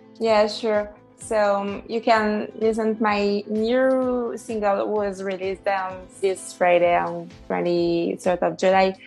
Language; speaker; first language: English; non-native, fluent; French